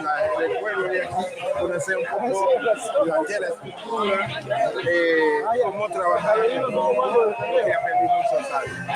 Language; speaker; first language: Spanish; non-native, learner; Haitian Creole